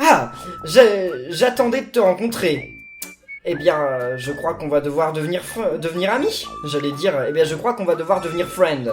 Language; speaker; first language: French; native; French